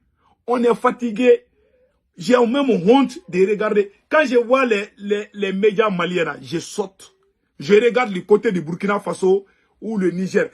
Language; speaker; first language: French; non-native, local second language; Bambara